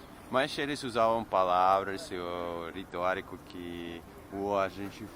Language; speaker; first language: Portuguese; non-native, fluent; Russian